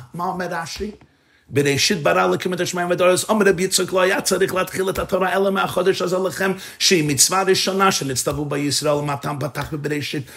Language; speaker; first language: Hebrew; non-native, fluent; English